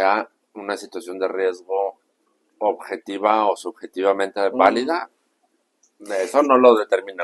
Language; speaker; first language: Spanish; native; Spanish